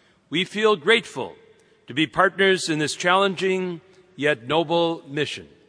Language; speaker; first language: English; native; English